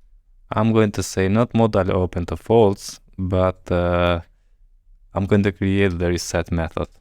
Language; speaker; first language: English; non-native, fluent; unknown